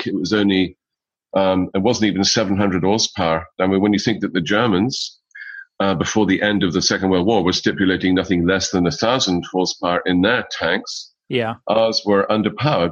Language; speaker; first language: English; native; English